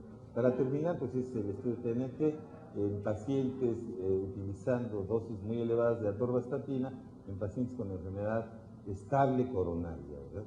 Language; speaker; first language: Spanish; native; Spanish